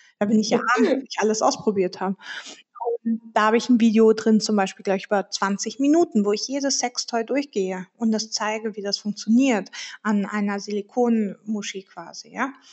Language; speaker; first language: German; early bilingual, heritage; German